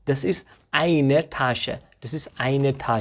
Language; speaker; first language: German; non-native, learner; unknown